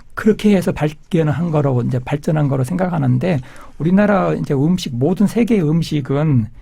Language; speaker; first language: Korean; native; Korean